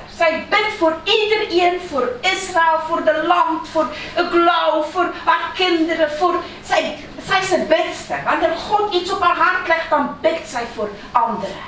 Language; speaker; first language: Dutch; non-native, fluent; Afrikaans